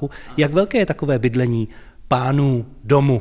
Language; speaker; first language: Czech; native; Czech